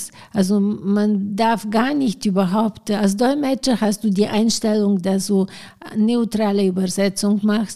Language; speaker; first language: German; non-native, fluent; Bulgarian